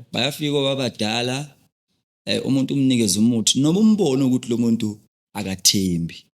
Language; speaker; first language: Zulu; native; Zulu